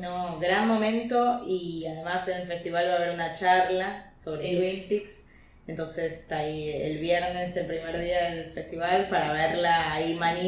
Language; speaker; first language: Spanish; native; Spanish